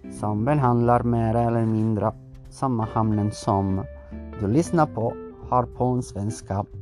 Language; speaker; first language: Swedish; non-native, learner; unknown